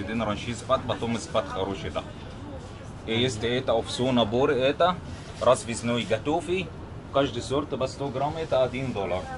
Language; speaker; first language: Russian; non-native, learner; Arabic